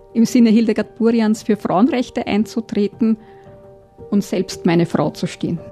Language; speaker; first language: German; native; German